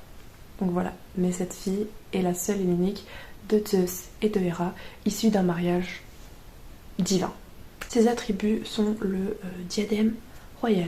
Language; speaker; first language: French; native; French